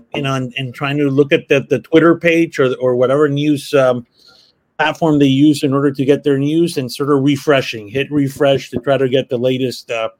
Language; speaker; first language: English; early bilingual, other home language; Spanish